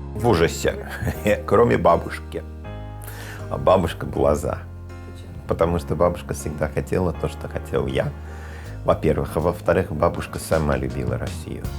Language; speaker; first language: Russian; non-native, fluent; English